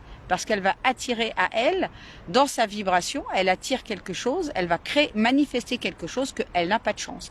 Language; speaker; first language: French; native; French